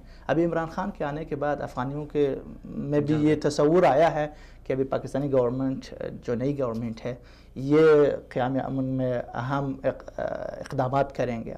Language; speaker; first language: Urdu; non-native, fluent; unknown